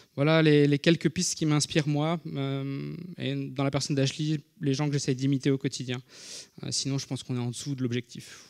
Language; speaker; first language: French; native; French